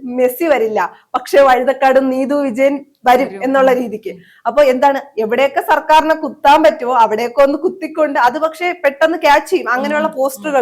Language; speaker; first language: Malayalam; native; Malayalam